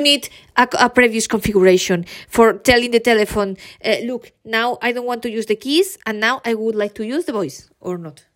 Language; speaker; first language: English; non-native, learner; Spanish